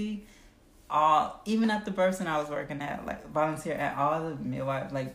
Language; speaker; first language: English; native; English